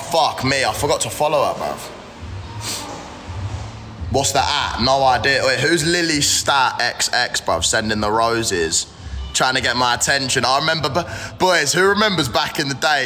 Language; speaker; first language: English; non-native, fluent; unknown